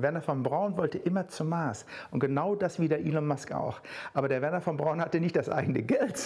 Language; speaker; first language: German; native; German